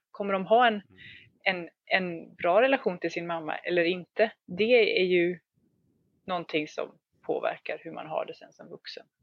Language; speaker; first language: Swedish; native; Swedish